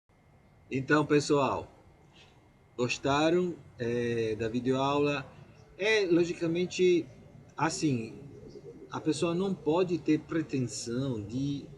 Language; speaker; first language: Portuguese; non-native, fluent; Italian